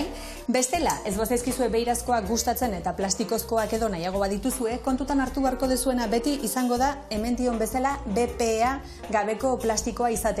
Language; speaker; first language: Basque; native; Basque